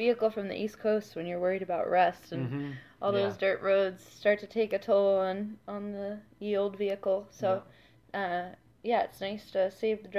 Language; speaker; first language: English; native; English